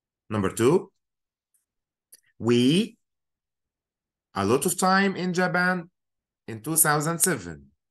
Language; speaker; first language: English; non-native, fluent; Arabic